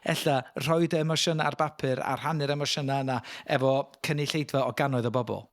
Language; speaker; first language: Welsh; native; Welsh